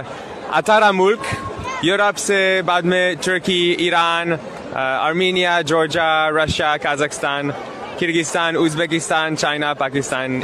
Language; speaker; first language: Hindi; non-native, learner; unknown